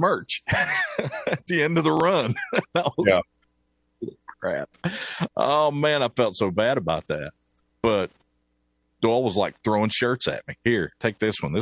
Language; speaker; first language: English; native; English